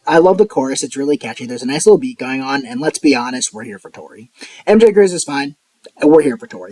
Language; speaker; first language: English; native; English